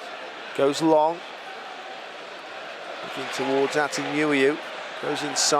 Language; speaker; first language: English; native; English